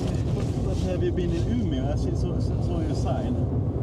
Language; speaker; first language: English; non-native, fluent; Swedish